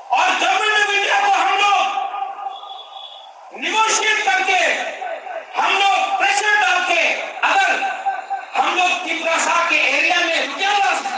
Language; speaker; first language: Hindi; non-native, local second language; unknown